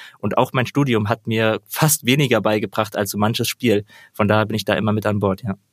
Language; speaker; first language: German; native; German